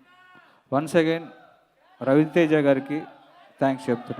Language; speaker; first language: Telugu; native; Telugu